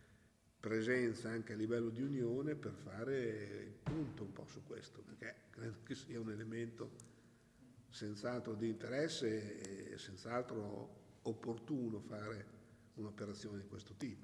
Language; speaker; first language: Italian; native; Italian